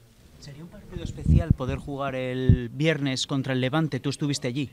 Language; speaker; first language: Spanish; native; Spanish